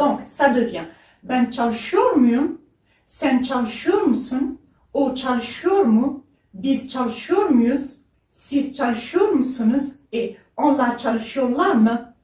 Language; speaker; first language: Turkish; non-native, fluent; French